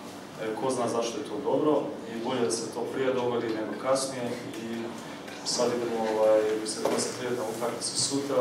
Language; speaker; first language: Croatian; early bilingual, heritage; Croatian